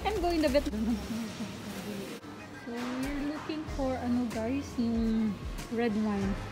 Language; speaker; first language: English; non-native, learner; Filipino